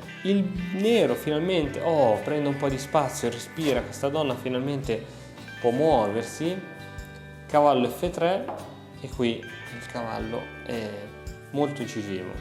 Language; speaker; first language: Italian; native; Italian